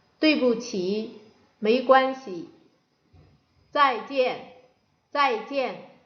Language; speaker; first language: Chinese; non-native, fluent; Korean